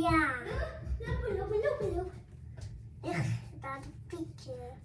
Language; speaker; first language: Dutch; early bilingual, other home language; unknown